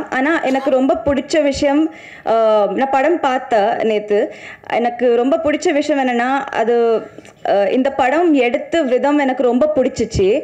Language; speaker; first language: Tamil; non-native, learner; Telugu